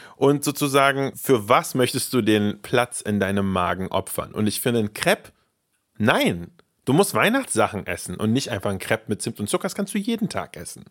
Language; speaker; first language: German; early bilingual, other home language; Russian